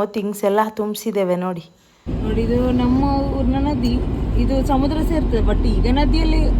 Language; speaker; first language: Kannada; non-native, local second language; Tulu